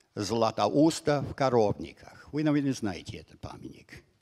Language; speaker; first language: Russian; non-native, fluent; English